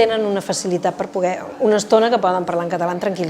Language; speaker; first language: Catalan; non-native, local second language; Spanish